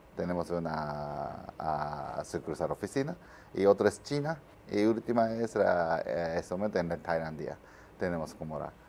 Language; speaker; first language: Spanish; non-native, learner; Japanese